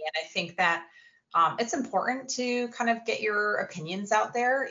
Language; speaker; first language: English; native; English